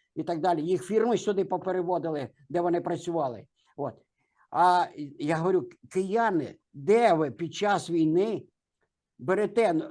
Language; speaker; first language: Ukrainian; native; Ukrainian